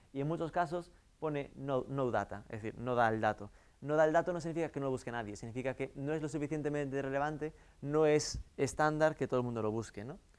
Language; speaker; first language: Spanish; native; Spanish